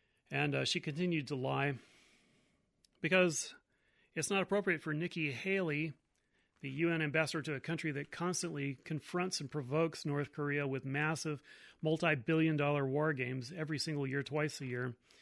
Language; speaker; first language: English; native; English